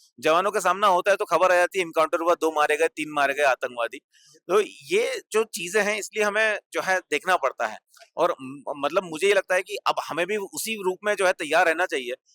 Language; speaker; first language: Hindi; native; Hindi